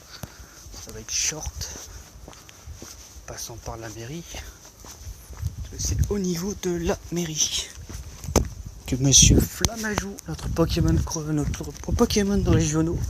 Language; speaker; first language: French; native; French